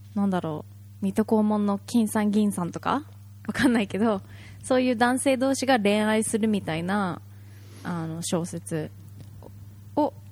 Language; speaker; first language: Japanese; native; Japanese